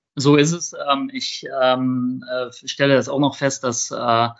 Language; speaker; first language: German; native; German